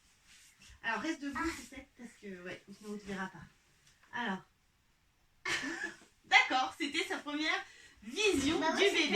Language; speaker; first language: French; native; French